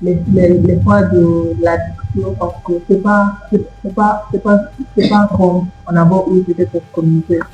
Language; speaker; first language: French; non-native, learner; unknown